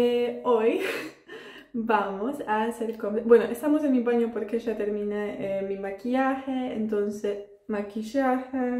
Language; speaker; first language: Spanish; non-native, learner; Polish